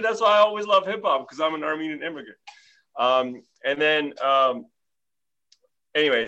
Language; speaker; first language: English; early bilingual, other home language; Armenian